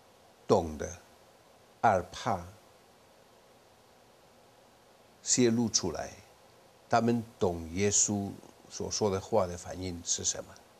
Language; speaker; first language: Chinese; non-native, fluent; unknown